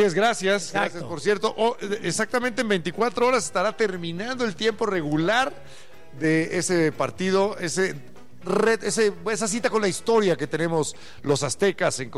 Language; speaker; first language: Spanish; native; Spanish